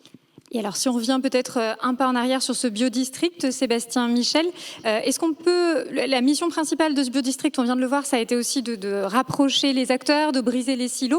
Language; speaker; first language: French; native; French